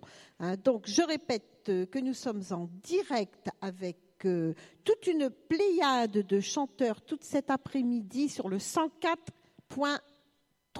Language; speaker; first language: French; native; French